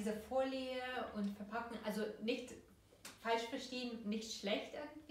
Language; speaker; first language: German; non-native, fluent; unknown